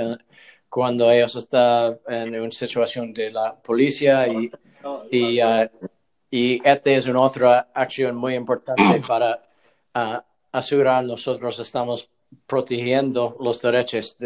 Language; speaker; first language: Spanish; non-native, learner; English